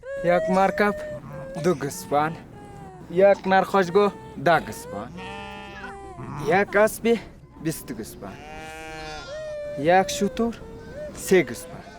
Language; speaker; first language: Persian; non-native, local second language; Kyrgyz